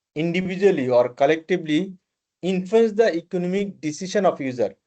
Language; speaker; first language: English; non-native, local second language; Bangla